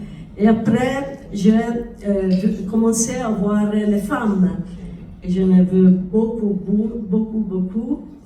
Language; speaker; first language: French; non-native, learner; Italian